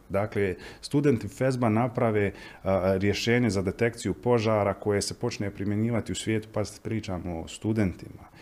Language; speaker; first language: Croatian; native; Croatian